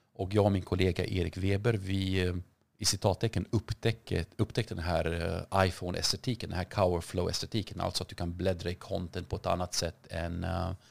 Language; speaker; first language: Swedish; early bilingual, other home language; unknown